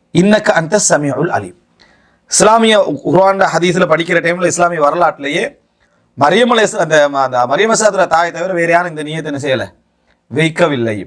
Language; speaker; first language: Tamil; native; Tamil